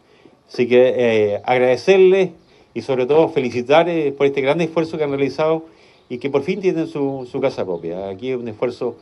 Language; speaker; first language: Spanish; native; Spanish